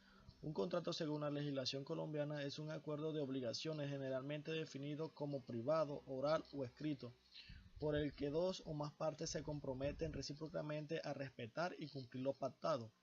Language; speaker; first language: Spanish; native; Spanish